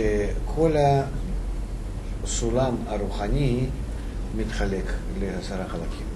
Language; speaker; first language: Hebrew; non-native, fluent; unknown